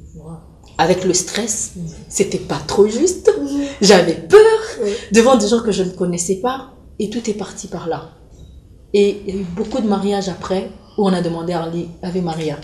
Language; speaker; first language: French; non-native, local second language; Lingala